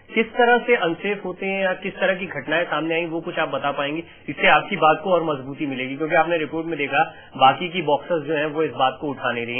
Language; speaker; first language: Hindi; native; Hindi